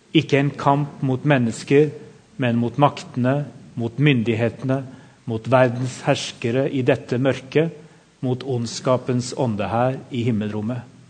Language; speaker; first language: Norwegian; native; Norwegian